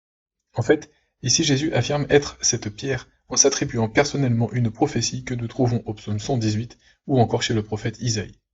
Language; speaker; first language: French; native; French